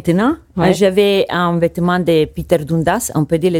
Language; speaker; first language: French; non-native, learner; Italian